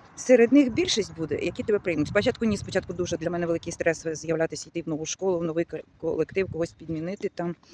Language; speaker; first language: Ukrainian; native; Ukrainian